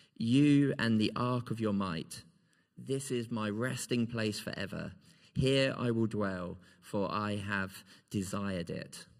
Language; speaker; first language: English; native; English